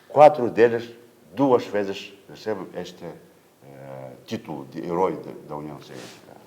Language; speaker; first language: Portuguese; non-native, fluent; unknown